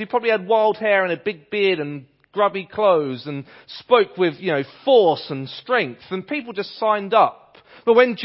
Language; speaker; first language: English; native; English